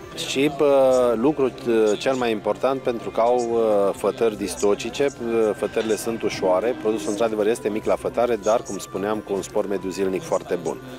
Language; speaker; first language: Romanian; native; Romanian